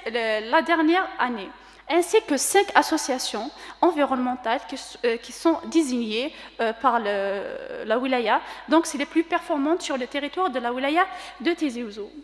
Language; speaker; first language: French; non-native, local second language; Kabyle